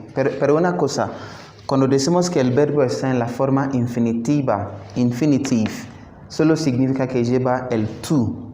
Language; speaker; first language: Spanish; non-native, fluent; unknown